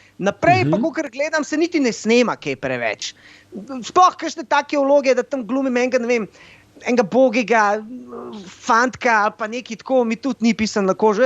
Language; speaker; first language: Slovenian; early bilingual, other home language; Bosnian